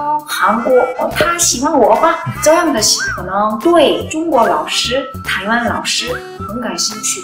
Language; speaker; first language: Chinese; non-native, learner; Korean